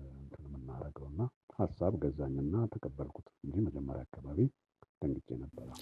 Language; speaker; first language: Amharic; native; Amharic